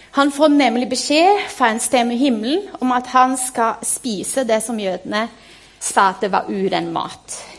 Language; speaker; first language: Norwegian; non-native, fluent; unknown